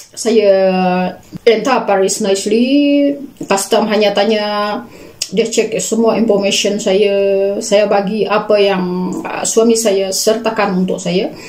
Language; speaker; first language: Malay; native; Malay